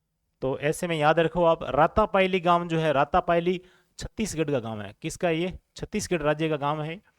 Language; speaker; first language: Hindi; native; Hindi